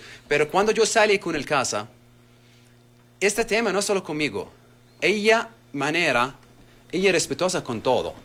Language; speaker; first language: Spanish; non-native, learner; Arabic